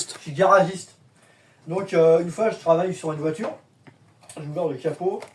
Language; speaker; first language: French; native; French